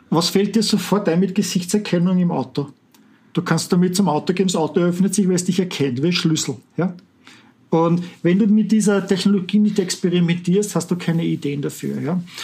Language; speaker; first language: German; native; German